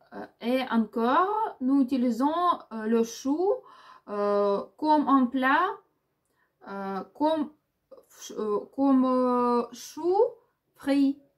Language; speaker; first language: French; non-native, learner; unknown